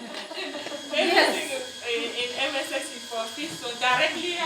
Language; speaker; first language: English; non-native, learner; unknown